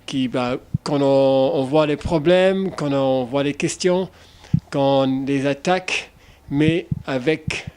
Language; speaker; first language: French; non-native, fluent; English